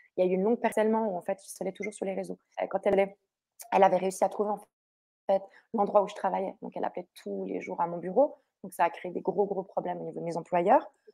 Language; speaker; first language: French; early bilingual, other home language; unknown